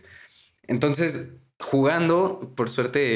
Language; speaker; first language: Spanish; native; Spanish